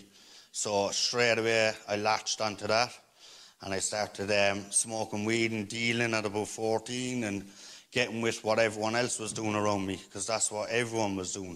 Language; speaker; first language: English; native; English